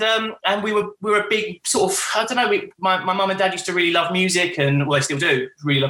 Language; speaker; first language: English; native; English